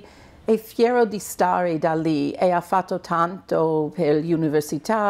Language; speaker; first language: Italian; non-native, fluent; English